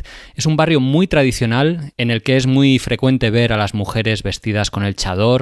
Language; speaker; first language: Spanish; native; Spanish